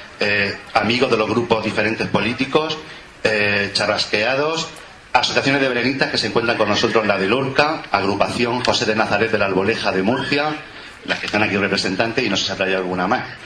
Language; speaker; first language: Spanish; native; Spanish